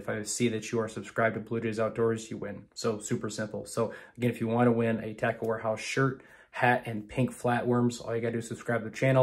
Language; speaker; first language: English; native; English